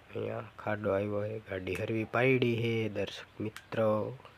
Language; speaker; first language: Gujarati; non-native, local second language; Bhili